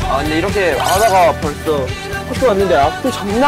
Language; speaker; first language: Korean; non-native, fluent; Thai